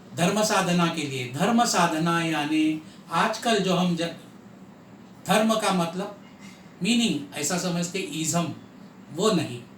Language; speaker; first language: Hindi; non-native, local second language; Marathi